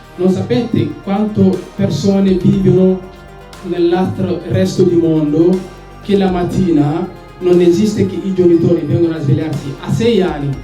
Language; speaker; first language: Italian; non-native, fluent; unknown